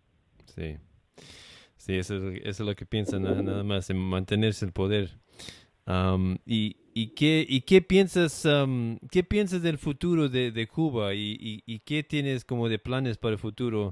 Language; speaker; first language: Spanish; non-native, fluent; English